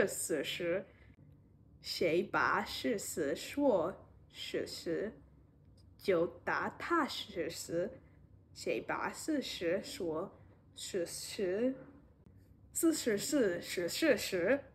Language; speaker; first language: Chinese; non-native, learner; English